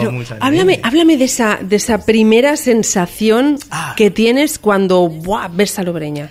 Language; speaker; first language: Spanish; native; Spanish